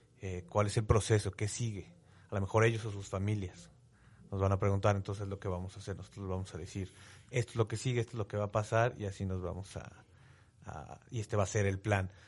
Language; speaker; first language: Spanish; native; Spanish